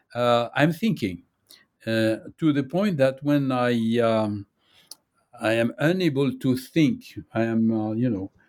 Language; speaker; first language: English; non-native, fluent; French